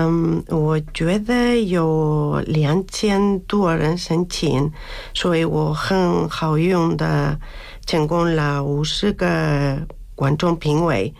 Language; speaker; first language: Chinese; non-native, learner; Spanish